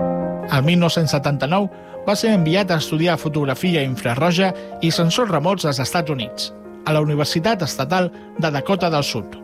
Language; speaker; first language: Catalan; native; Catalan